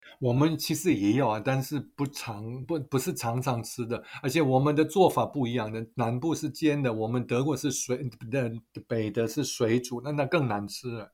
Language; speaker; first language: Chinese; non-native, fluent; German